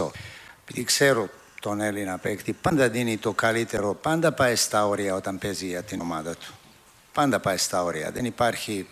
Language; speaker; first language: Greek; non-native, fluent; Serbian